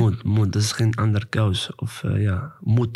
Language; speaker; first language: Dutch; non-native, learner; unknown